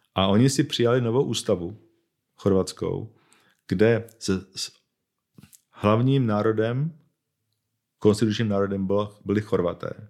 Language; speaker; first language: Czech; native; Czech